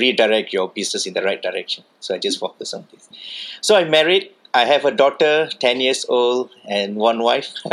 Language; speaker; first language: English; non-native, local second language; Tamil